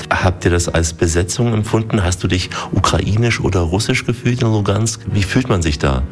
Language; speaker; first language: German; native; German